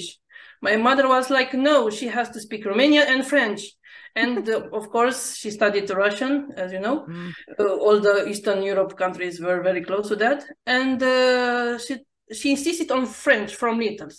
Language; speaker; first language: English; non-native, fluent; Romanian